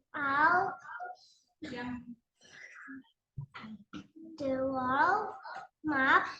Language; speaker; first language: English; non-native, learner; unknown